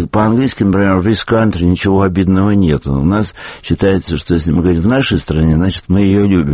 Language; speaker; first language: Russian; native; Russian